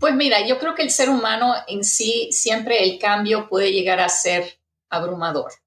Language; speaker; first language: Spanish; early bilingual, heritage; Spanish